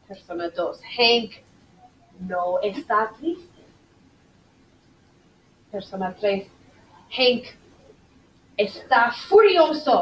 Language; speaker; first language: Spanish; non-native, fluent; English